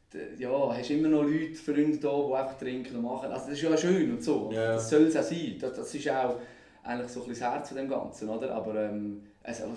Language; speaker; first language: German; native; German